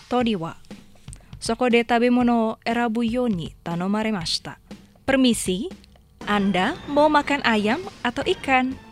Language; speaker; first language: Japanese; non-native, fluent; Indonesian